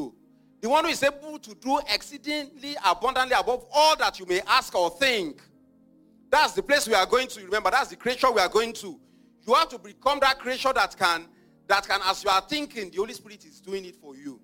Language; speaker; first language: English; non-native, local second language; Yoruba